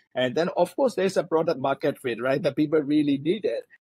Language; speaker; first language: English; non-native, fluent; Burmese